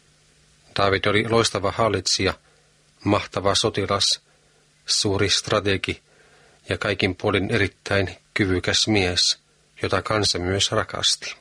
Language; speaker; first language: Finnish; native; Finnish